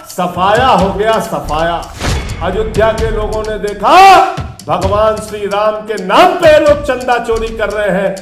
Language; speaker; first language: Hindi; native; Hindi